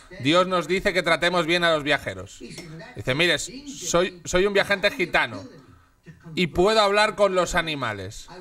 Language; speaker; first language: Spanish; native; Spanish